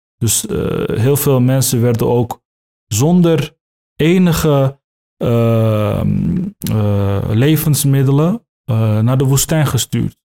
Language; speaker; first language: Dutch; early bilingual, other home language; Turkish